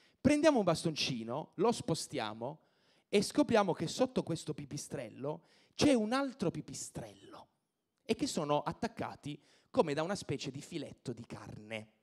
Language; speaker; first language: Italian; native; Italian